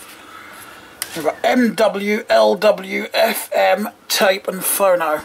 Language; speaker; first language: English; native; English